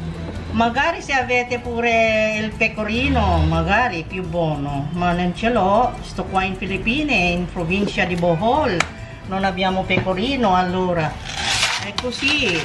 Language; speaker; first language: Italian; non-native, local second language; Filipino